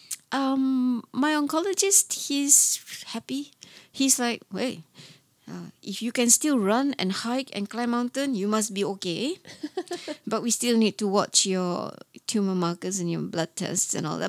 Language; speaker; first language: English; non-native, local second language; Malay